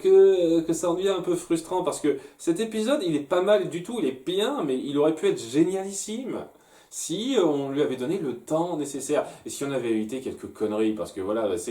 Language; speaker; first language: French; native; French